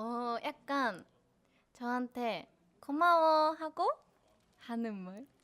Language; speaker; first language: Korean; non-native, fluent; Japanese